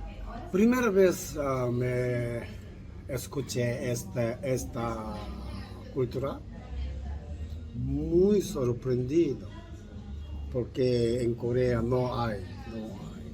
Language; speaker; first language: Spanish; non-native, learner; Korean